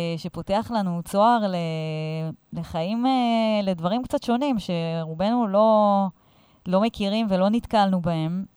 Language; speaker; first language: Hebrew; native; Hebrew